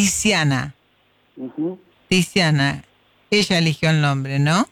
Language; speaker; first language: Spanish; native; Spanish